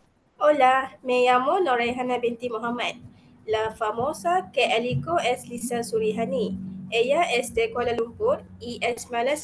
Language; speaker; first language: Spanish; non-native, learner; Malay